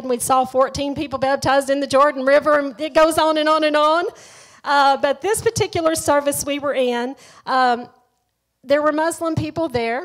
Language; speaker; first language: English; native; English